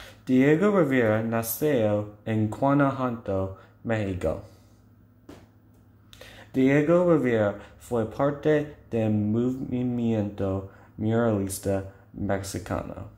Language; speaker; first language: Spanish; non-native, learner; English